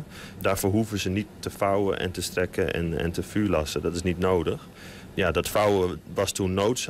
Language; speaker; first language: Dutch; native; Dutch